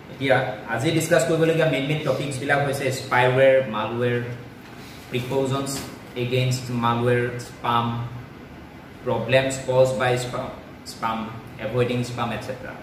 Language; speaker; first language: English; non-native, local second language; Assamese